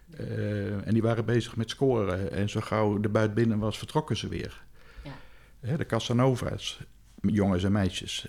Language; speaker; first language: Dutch; native; Dutch